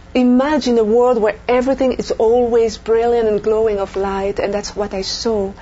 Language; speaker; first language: English; non-native, fluent; French